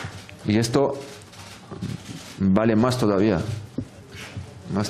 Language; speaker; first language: Spanish; non-native, fluent; French